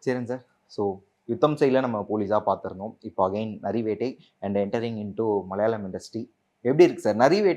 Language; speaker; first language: Tamil; native; Tamil